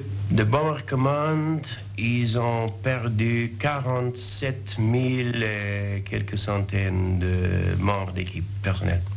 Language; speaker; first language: French; non-native, fluent; English